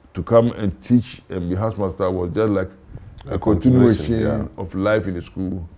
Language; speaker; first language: English; non-native, local second language; Hausa